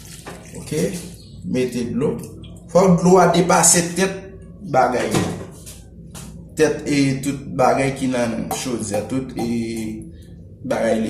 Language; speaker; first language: French; non-native, local second language; Haitian Creole